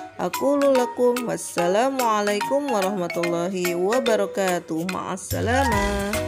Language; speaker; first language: Arabic; non-native, fluent; Indonesian